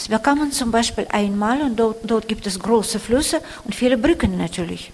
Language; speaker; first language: German; non-native, fluent; Russian